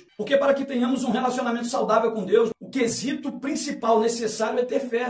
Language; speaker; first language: Portuguese; native; Portuguese